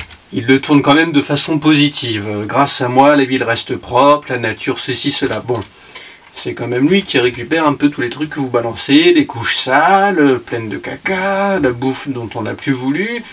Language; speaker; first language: French; native; French